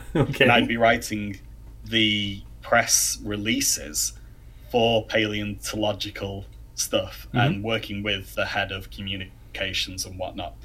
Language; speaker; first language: English; native; English